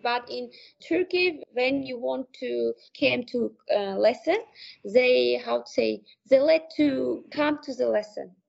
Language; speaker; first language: English; non-native, learner; Uzbek